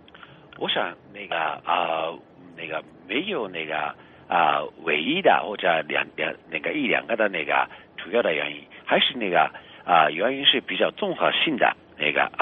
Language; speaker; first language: Chinese; non-native, fluent; Japanese